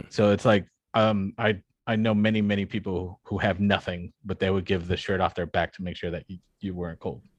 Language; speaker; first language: English; non-native, fluent; Spanish